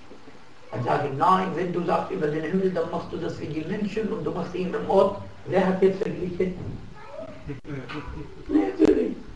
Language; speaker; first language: German; non-native, fluent; Arabic